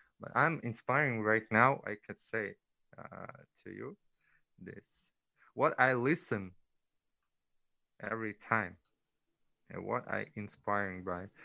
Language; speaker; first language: English; non-native, learner; Russian